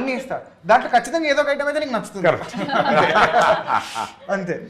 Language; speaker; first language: Telugu; native; Telugu